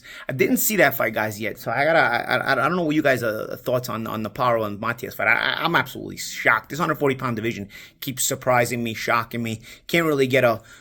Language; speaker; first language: English; native; English